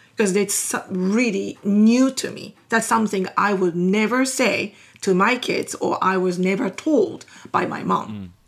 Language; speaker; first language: English; non-native, fluent; Japanese